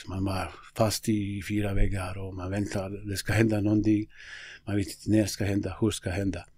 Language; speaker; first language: Swedish; non-native, fluent; Bosnian